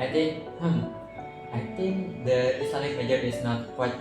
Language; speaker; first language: English; non-native, fluent; Indonesian